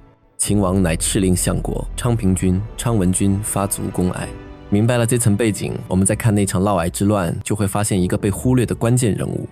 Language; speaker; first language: Chinese; native; Chinese